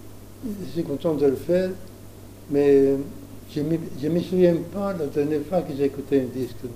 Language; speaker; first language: French; non-native, learner; Italian